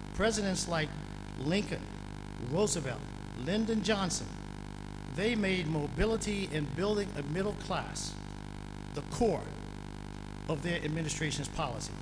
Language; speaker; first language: English; native; English